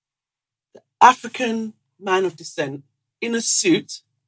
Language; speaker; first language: English; non-native, local second language; Yoruba